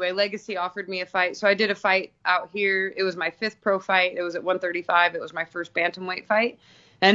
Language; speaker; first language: English; native; English